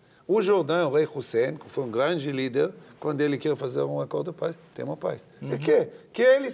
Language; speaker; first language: Portuguese; non-native, learner; Hebrew